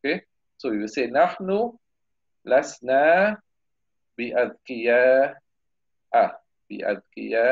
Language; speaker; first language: Arabic; non-native, fluent; English